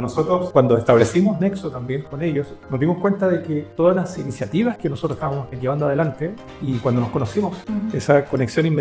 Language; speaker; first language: Spanish; native; Spanish